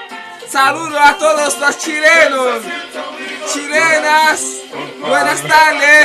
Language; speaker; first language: Spanish; non-native, learner; Haitian Creole